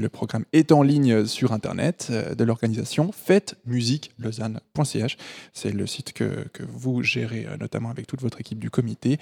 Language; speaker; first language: French; native; French